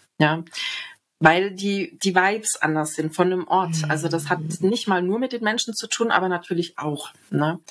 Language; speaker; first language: German; native; German